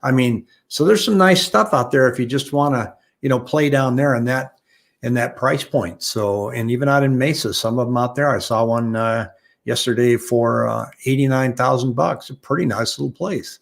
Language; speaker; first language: English; native; English